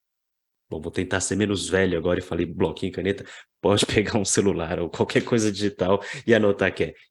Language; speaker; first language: Portuguese; native; Portuguese